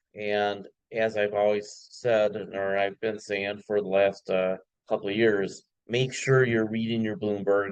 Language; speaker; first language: English; native; English